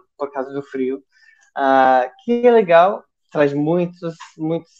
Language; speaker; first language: Portuguese; non-native, fluent; English